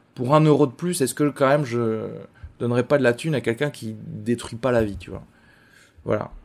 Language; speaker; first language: French; native; French